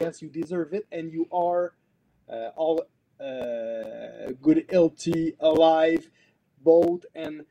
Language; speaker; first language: English; non-native, learner; French